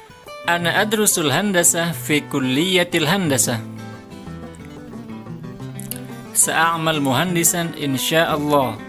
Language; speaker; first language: Arabic; non-native, fluent; Indonesian